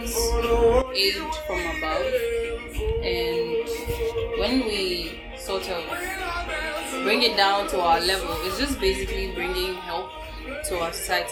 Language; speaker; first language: English; non-native, local second language; Ewe